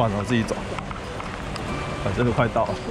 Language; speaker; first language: Chinese; native; Chinese